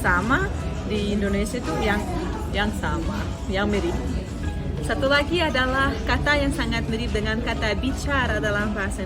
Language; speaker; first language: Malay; non-native, fluent; Russian